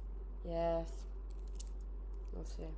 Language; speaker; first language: English; non-native, learner; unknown